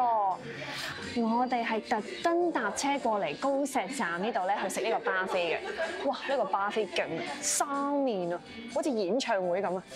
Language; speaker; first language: Cantonese; native; Cantonese